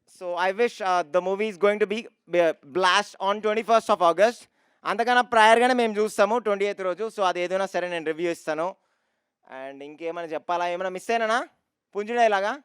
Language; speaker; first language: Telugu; native; Telugu